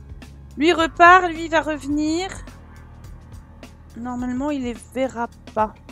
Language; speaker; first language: French; native; French